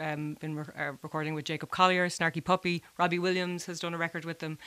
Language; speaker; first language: English; native; English